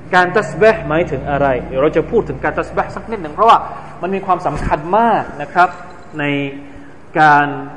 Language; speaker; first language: Thai; non-native, local second language; Malay